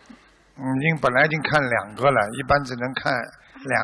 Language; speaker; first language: Chinese; native; Chinese